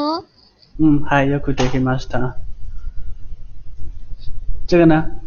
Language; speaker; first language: Japanese; non-native, fluent; Chinese